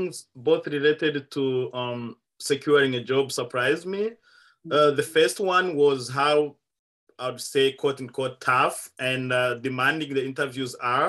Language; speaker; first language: English; non-native, local second language; Kinyarwanda